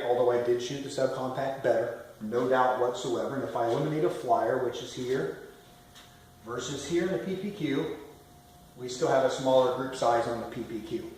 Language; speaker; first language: English; native; English